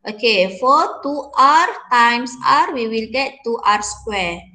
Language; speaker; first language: English; non-native, local second language; Malay